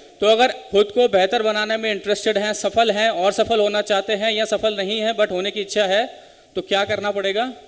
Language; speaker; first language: Hindi; native; Hindi